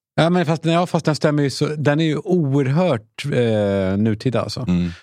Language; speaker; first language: Swedish; native; Swedish